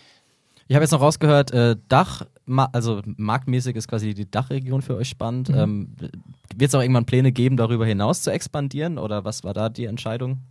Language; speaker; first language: German; native; German